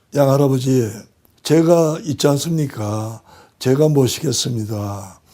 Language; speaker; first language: Korean; native; Korean